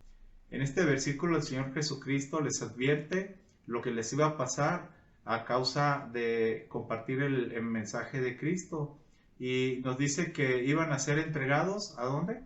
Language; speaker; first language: Spanish; native; Spanish